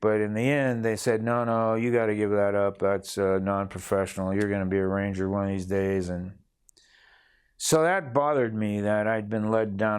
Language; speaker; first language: English; native; English